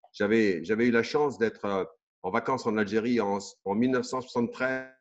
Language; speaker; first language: French; early bilingual, other home language; Kabyle